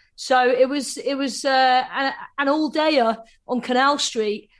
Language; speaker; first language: English; native; English